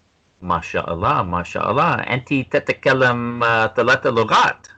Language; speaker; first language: Arabic; non-native, fluent; English